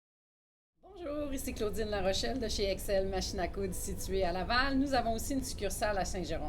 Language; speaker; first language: French; native; French